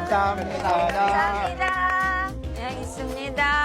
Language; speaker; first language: Korean; non-native, fluent; Filipino